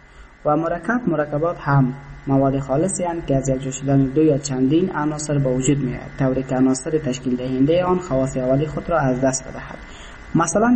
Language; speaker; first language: Persian; native; Persian